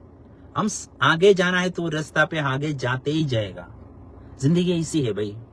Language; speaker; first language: Hindi; non-native, local second language; Malayalam